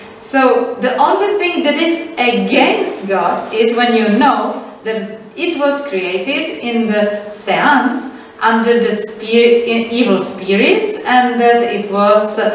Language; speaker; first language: English; non-native, fluent; Czech